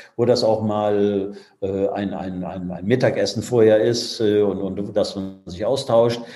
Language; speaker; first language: German; native; German